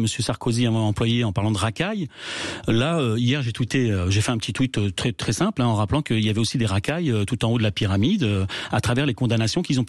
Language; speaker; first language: French; native; French